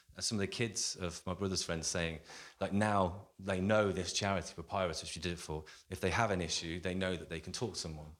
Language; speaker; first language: English; native; English